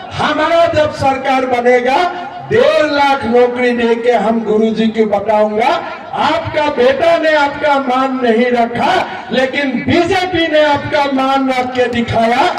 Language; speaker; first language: Hindi; non-native, local second language; Assamese